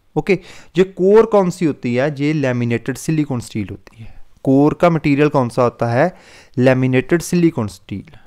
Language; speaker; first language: Hindi; non-native, local second language; Punjabi